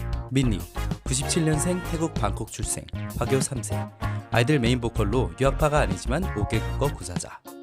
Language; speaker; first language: Korean; native; Korean